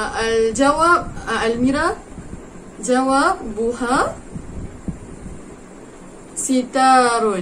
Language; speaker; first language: Arabic; non-native, learner; Malay